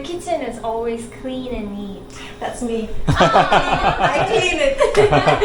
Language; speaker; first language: English; non-native, learner; Korean